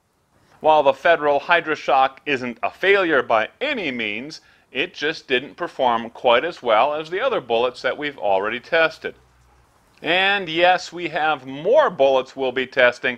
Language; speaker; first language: English; native; English